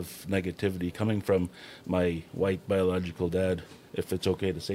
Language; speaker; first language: English; native; English